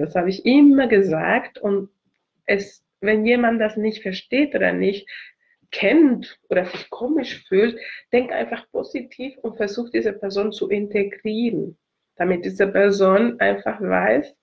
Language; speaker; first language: German; non-native, fluent; Spanish